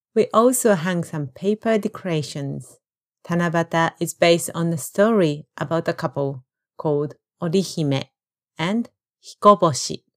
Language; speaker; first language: English; non-native, fluent; Japanese